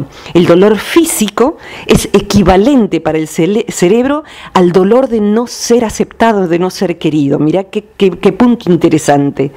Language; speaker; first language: Spanish; native; Spanish